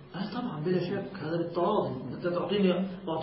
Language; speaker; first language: Arabic; native; Arabic